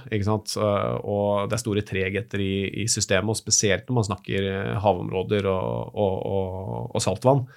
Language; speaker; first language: Norwegian; native; Norwegian